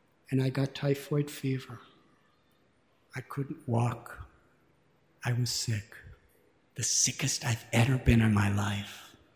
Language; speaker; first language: English; native; English